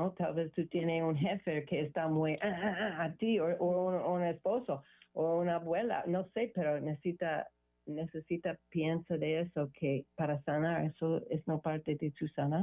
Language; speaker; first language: Spanish; non-native, learner; English